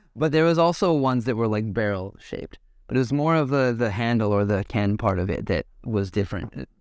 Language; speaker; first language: English; native; English